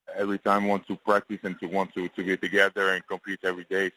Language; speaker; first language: English; non-native, fluent; French